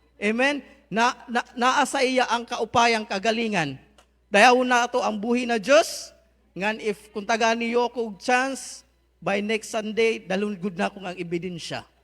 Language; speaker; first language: Cebuano; non-native, local second language; Waray